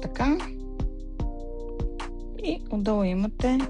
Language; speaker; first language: Bulgarian; native; Bulgarian